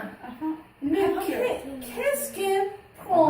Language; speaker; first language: French; non-native, fluent; English